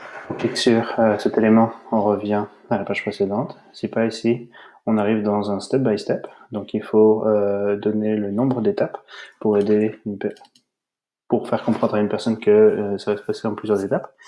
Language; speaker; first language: French; native; French